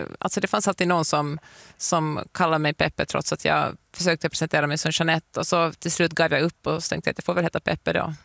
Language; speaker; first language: Swedish; native; Swedish